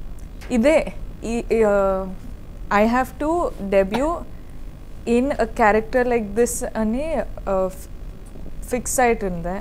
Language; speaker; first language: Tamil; non-native, learner; Kodava